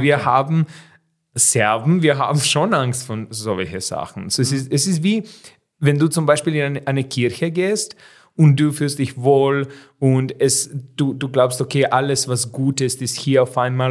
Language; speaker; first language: German; non-native, fluent; Serbian